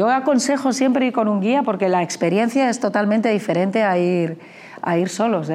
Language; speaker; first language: Spanish; native; Spanish